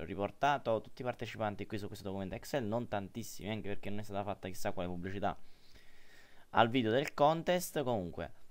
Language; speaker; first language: Italian; native; Italian